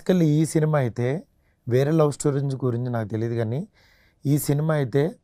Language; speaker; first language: Telugu; native; Telugu